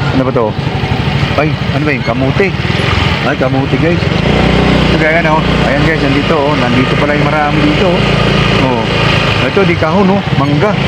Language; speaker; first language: Filipino; native; Filipino